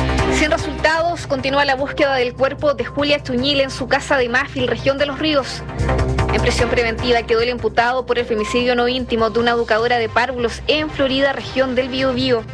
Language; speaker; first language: Spanish; native; Spanish